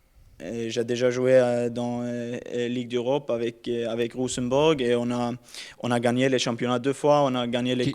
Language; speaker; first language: French; non-native, learner; Norwegian